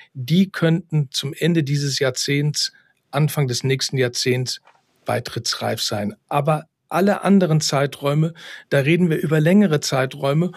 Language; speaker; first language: German; native; German